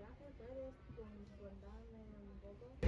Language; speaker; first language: Spanish; non-native, learner; Chinese